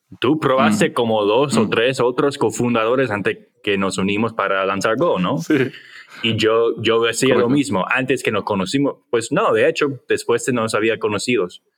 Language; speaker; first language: Spanish; non-native, fluent; English